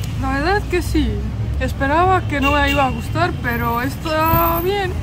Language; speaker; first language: Spanish; non-native, fluent; Estonian